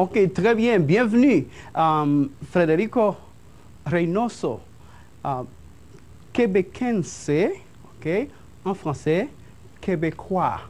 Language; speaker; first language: French; non-native, fluent; Spanish